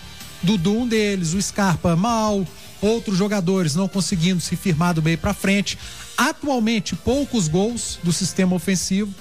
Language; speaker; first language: Portuguese; native; Portuguese